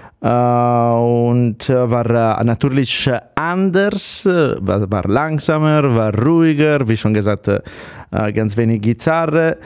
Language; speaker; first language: German; non-native, fluent; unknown